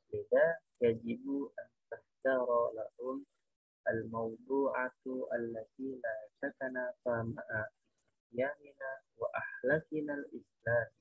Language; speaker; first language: Arabic; non-native, learner; Indonesian